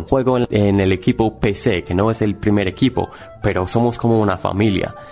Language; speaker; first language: Spanish; non-native, fluent; English